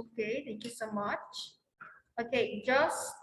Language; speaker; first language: English; non-native, learner; Spanish